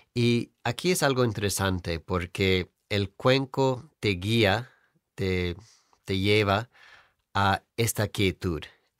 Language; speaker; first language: Spanish; non-native, fluent; English